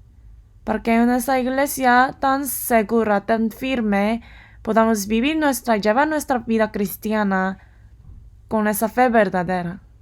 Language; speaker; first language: Spanish; non-native, fluent; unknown